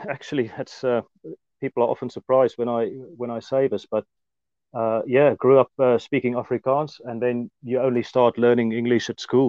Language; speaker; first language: English; non-native, local second language; Afrikaans